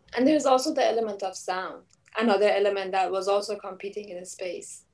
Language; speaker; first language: English; non-native, fluent; Persian